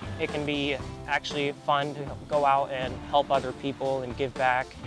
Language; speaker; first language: English; native; English